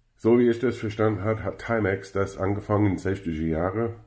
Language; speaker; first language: German; non-native, fluent; English